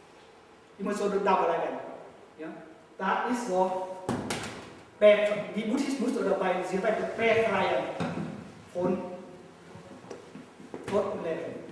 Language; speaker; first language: German; non-native, learner; Vietnamese